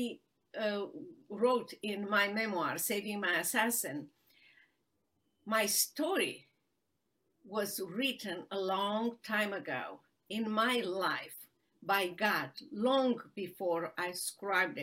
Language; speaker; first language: English; non-native, fluent; Romanian